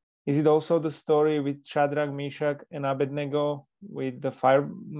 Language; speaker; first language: English; non-native, fluent; Slovak